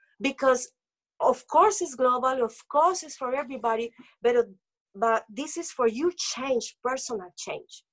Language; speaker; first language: English; non-native, local second language; Spanish